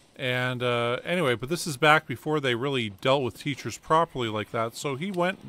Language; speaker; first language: English; native; English